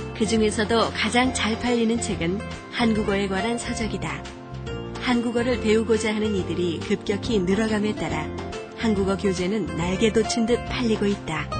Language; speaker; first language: Korean; native; Korean